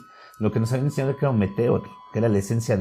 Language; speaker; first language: Spanish; native; Spanish